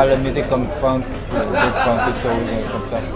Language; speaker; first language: French; non-native, learner; Korean